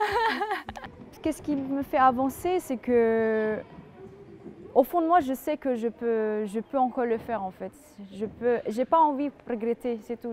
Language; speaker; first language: French; non-native, fluent; Indonesian